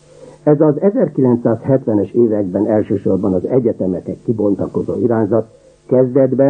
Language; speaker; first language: Hungarian; native; Hungarian